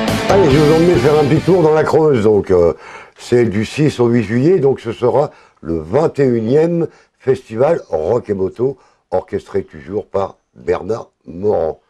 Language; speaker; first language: French; native; French